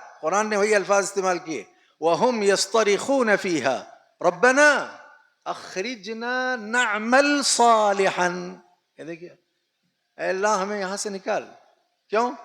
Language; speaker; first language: Urdu; native; Urdu